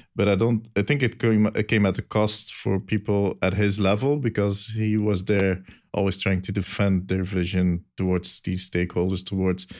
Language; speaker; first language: English; non-native, fluent; Dutch